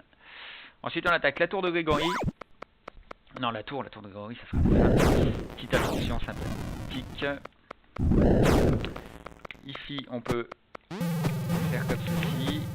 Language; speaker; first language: French; native; French